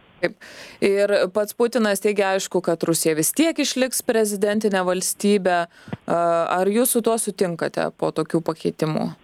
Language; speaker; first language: Lithuanian; native; Lithuanian